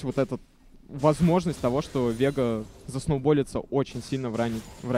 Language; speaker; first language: Russian; native; Russian